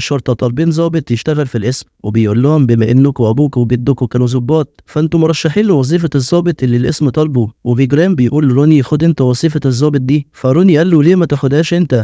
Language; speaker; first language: Arabic; native; Arabic